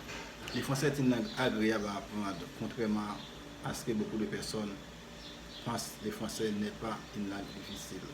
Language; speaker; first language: French; non-native, fluent; Spanish